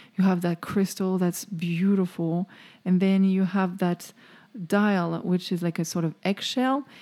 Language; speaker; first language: English; non-native, fluent; French